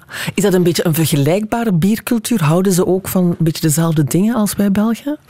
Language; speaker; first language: Dutch; native; Dutch